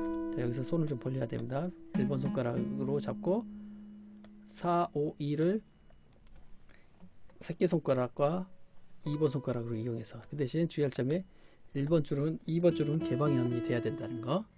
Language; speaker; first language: Korean; native; Korean